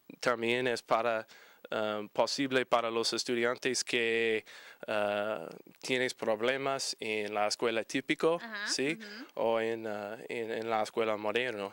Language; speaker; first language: Spanish; non-native, learner; English